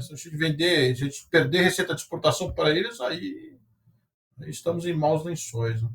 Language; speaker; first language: Portuguese; native; Portuguese